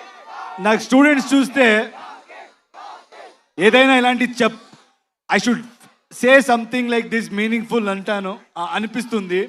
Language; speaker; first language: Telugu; non-native, learner; Kannada